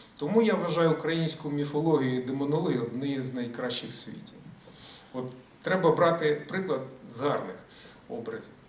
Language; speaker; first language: Ukrainian; early bilingual, other home language; Russian